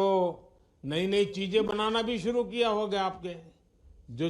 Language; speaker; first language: Hindi; non-native, local second language; Gujarati